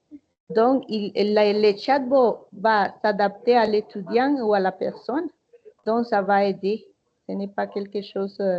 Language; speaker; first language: French; non-native, fluent; Spanish